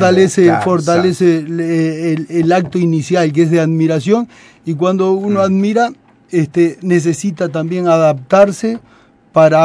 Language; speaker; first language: Spanish; native; Spanish